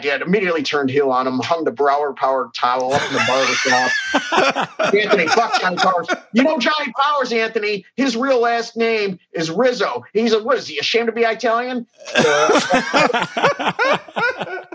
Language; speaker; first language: English; native; English